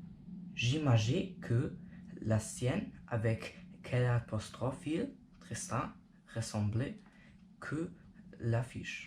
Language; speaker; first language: French; non-native, learner; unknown